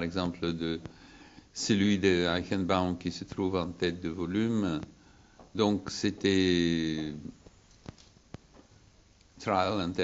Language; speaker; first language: French; non-native, fluent; Bulgarian